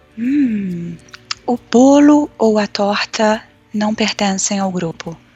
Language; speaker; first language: Portuguese; native; Portuguese